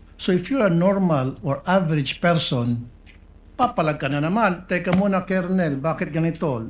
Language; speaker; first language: Filipino; non-native, local second language; Cebuano